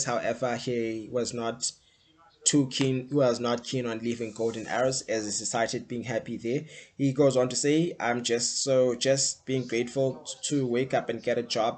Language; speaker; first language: English; non-native, local second language; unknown